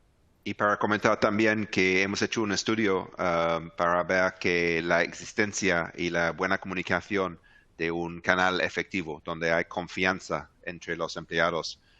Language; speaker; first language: Spanish; non-native, fluent; English